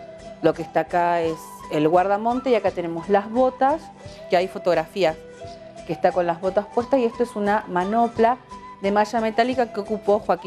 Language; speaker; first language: Spanish; native; Spanish